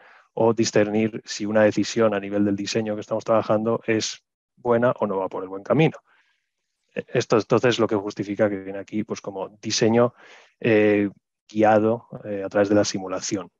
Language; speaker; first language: Spanish; native; Spanish